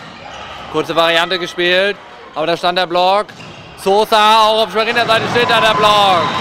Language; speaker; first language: German; native; German